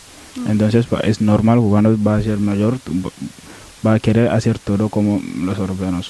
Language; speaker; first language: Spanish; non-native, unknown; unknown